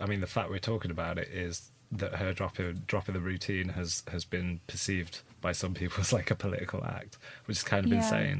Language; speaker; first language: English; native; English